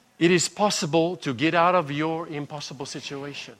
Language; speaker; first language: English; native; English